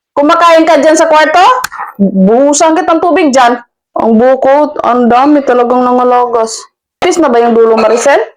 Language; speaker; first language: Filipino; non-native, local second language; Cebuano